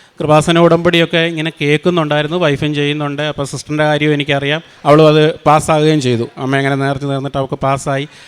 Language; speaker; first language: Malayalam; native; Malayalam